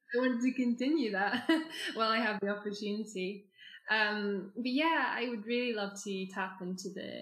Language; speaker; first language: English; native; English